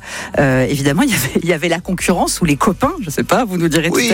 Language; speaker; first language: French; native; French